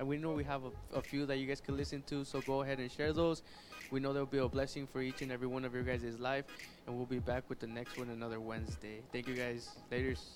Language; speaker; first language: English; early bilingual, other home language; Spanish